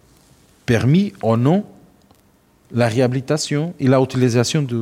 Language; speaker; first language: French; non-native, learner; Portuguese